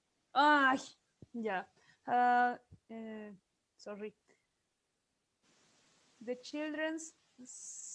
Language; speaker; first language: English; non-native, learner; Spanish